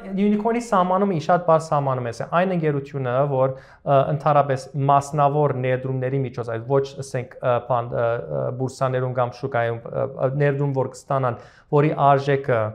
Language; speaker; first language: Armenian; early bilingual, heritage; Armenian